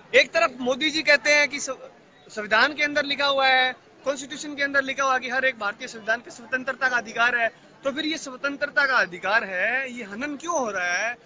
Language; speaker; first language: Hindi; native; Hindi